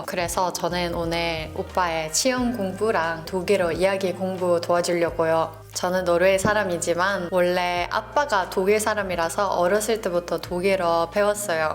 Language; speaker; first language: Korean; non-native, fluent; Norwegian